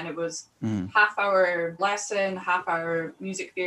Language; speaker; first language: English; native; English